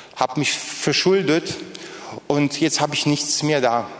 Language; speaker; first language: German; non-native, fluent; Polish